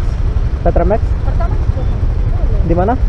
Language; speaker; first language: Indonesian; non-native, learner; Urdu